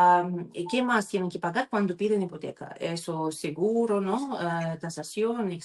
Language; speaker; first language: Spanish; non-native, learner; Russian